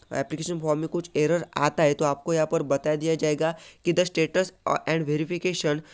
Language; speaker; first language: Hindi; non-native, local second language; Marathi